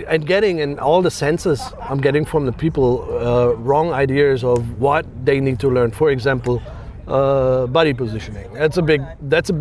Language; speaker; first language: English; non-native, fluent; German